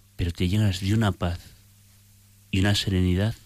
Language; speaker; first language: Spanish; native; Spanish